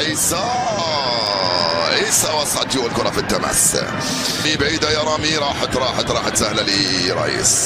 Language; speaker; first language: Arabic; native; Arabic